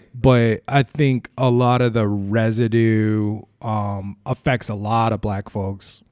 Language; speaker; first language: English; native; English